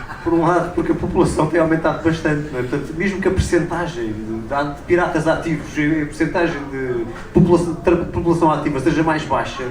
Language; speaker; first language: Portuguese; native; Portuguese